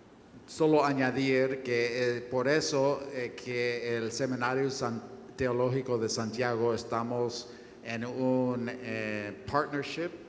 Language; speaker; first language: Spanish; non-native, fluent; English